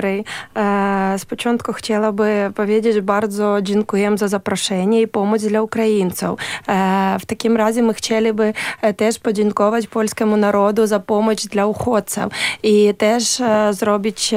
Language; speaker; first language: Polish; non-native, learner; Ukrainian